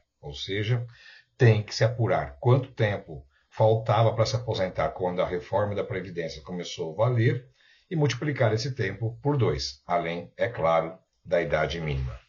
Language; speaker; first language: Portuguese; native; Portuguese